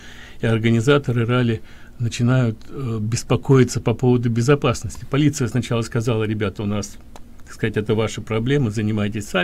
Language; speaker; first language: Russian; native; Russian